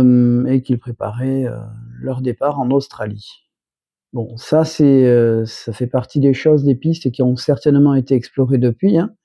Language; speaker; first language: French; native; French